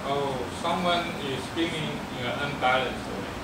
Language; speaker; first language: English; non-native, fluent; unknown